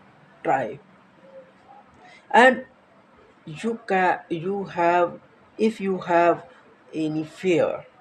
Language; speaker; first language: English; non-native, learner; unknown